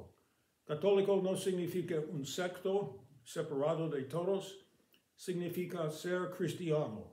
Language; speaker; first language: Spanish; non-native, fluent; English